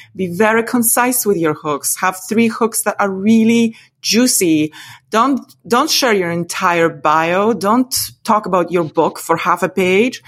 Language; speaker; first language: English; non-native, fluent; Polish